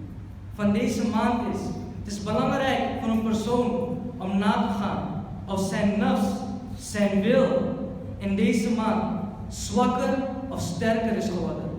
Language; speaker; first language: Dutch; early bilingual, other home language; Urdu